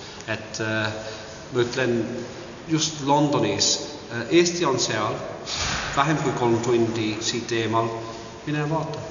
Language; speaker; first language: Estonian; early bilingual, heritage; English